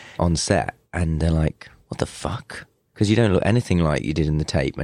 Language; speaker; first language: English; native; English